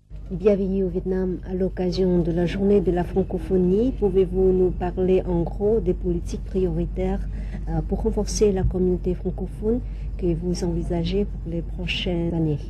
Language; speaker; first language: French; non-native, fluent; Vietnamese